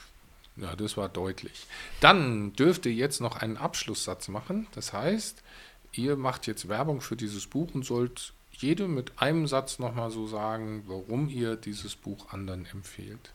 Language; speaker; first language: German; native; German